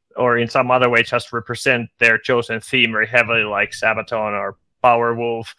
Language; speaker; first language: English; non-native, fluent; Finnish